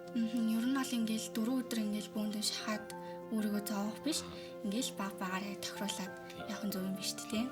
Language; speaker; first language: Mongolian; native; Mongolian